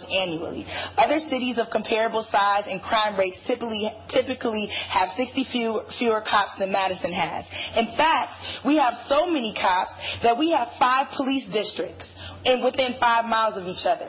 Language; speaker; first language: English; native; English